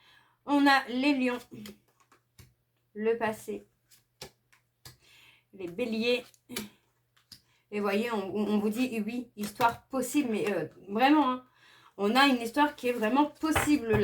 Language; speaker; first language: French; native; French